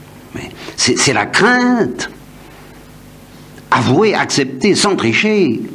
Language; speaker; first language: French; native; French